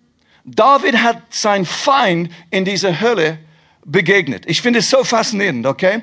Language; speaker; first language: German; non-native, fluent; English